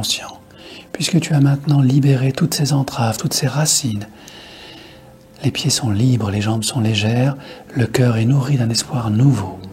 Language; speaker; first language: French; native; French